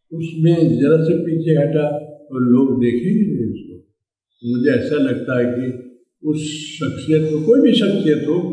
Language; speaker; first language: Hindi; native; Hindi